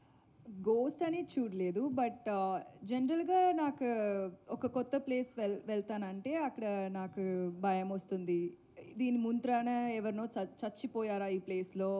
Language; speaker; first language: Telugu; non-native, learner; Tamil